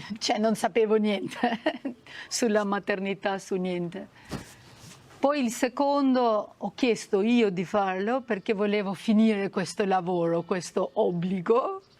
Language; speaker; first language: Italian; non-native, fluent; Albanian